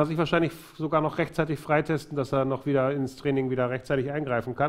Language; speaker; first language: German; native; German